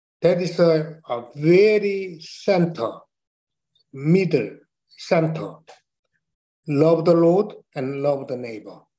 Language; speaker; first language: English; non-native, learner; Chinese